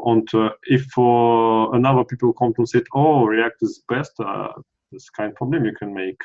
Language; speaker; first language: English; non-native, learner; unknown